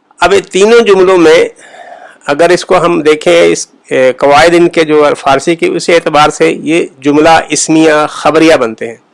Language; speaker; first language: Urdu; native; Urdu